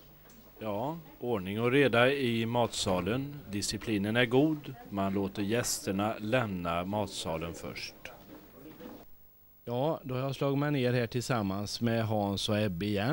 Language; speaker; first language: Swedish; native; Swedish